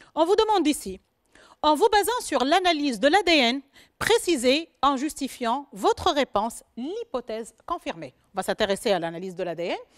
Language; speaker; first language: French; non-native, local second language; Arabic